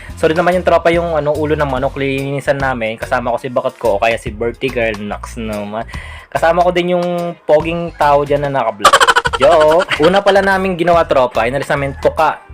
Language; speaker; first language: Filipino; non-native, local second language; Iloko